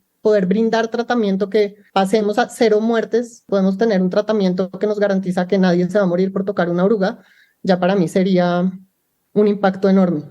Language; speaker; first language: Spanish; native; Spanish